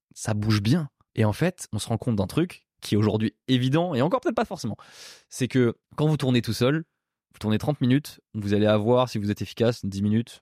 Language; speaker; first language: French; native; French